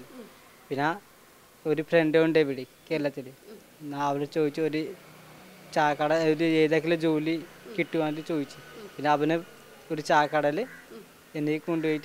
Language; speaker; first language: Malayalam; non-native, local second language; Odia